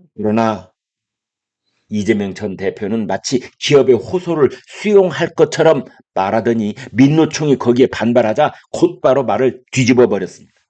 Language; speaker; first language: Korean; native; Korean